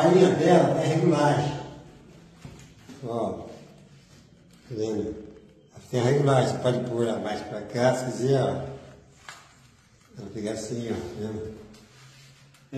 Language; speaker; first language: Portuguese; native; Portuguese